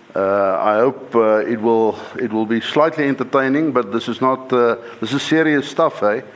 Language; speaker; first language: English; non-native, local second language; Afrikaans